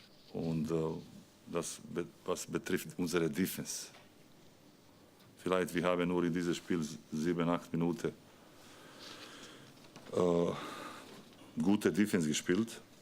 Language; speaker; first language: German; non-native, learner; Bosnian